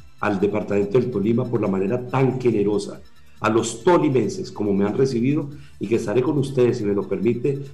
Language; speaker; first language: Spanish; native; Spanish